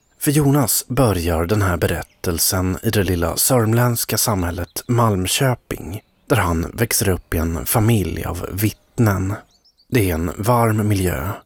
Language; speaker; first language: Swedish; native; Swedish